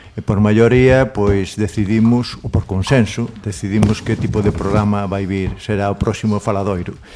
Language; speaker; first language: Galician; non-native, local second language; Spanish